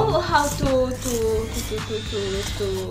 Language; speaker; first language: English; non-native, learner; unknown